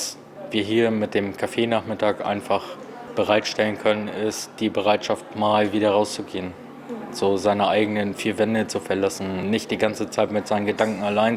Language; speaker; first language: German; native; German